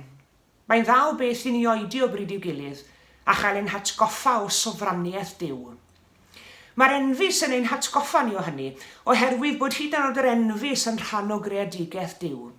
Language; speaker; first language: Welsh; native; Welsh